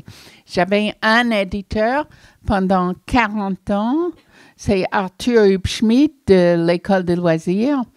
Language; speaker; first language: French; non-native, fluent; English